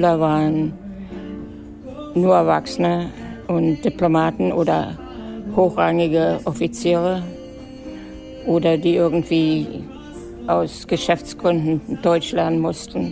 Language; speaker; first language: German; native; German